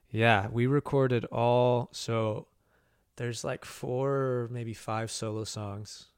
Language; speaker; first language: English; native; English